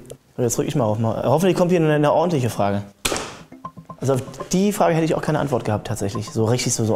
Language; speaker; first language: German; native; German